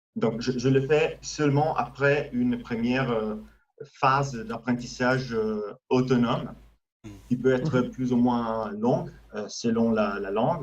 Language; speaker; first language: French; non-native, fluent; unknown